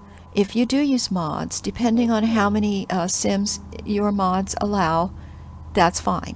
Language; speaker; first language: English; native; English